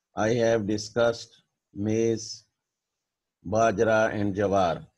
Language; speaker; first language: English; non-native, local second language; Urdu